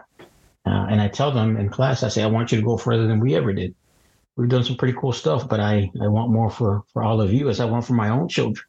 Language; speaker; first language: English; native; English